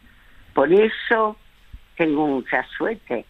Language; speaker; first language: Spanish; early bilingual, other home language; French